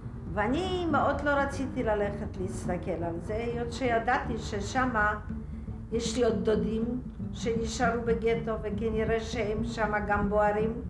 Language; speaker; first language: Hebrew; non-native, fluent; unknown